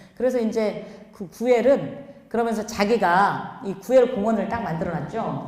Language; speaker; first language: Korean; native; Korean